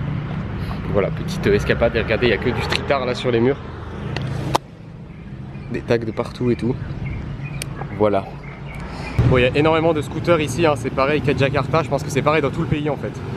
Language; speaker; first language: French; native; French